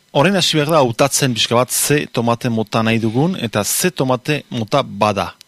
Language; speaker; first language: Basque; native; Basque